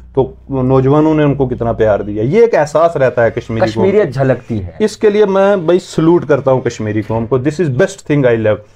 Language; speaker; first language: Hindi; native; Hindi